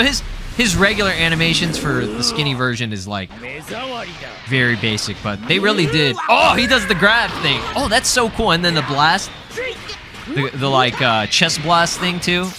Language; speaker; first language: English; native; English